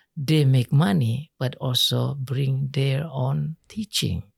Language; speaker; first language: English; non-native, learner; Indonesian